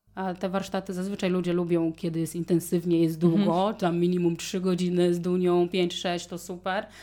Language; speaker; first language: Polish; non-native, fluent; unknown